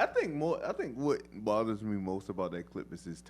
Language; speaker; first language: English; native; English